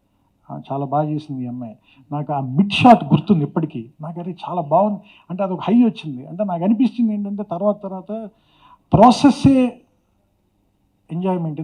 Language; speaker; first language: Telugu; native; Telugu